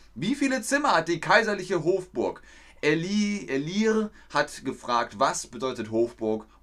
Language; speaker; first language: German; native; German